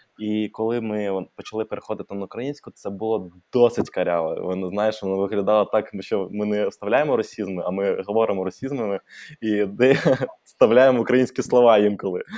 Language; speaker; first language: Ukrainian; non-native, local second language; Russian